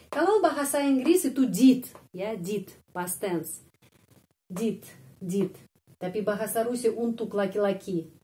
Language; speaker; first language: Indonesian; non-native, fluent; Russian